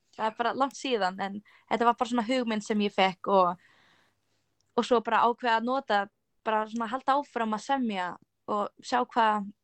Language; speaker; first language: Icelandic; early bilingual, other home language; Portuguese